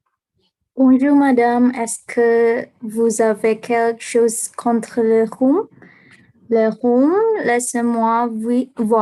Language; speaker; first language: French; non-native, learner; Indonesian